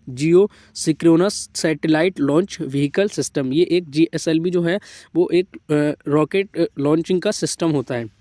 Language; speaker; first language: Hindi; native; Hindi